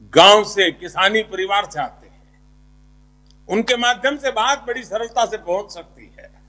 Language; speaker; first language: Hindi; non-native, local second language; Gujarati